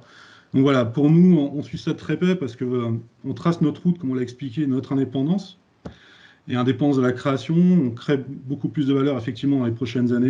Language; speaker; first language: French; native; French